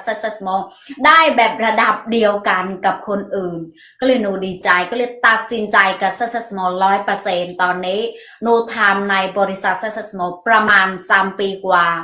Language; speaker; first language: Thai; non-native, learner; Mon